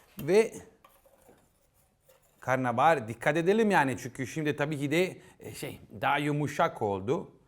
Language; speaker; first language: Turkish; non-native, fluent; Italian